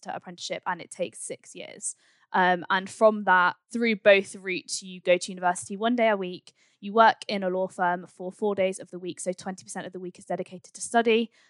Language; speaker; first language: English; native; English